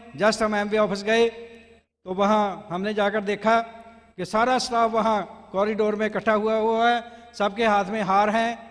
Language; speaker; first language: Hindi; non-native, local second language; Punjabi